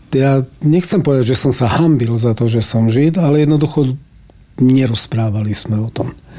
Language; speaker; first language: Slovak; native; Slovak